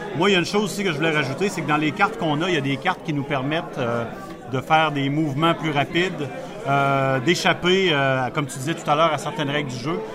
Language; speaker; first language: French; native; French